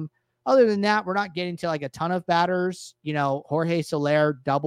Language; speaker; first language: English; native; English